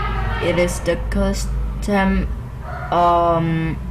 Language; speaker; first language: English; non-native, learner; Vietnamese